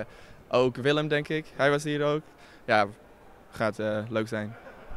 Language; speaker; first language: Dutch; non-native, learner; English